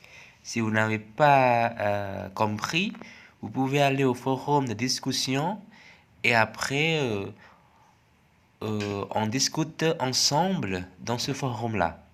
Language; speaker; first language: French; non-native, fluent; Indonesian